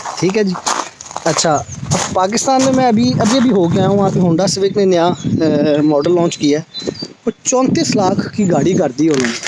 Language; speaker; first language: Urdu; native; Urdu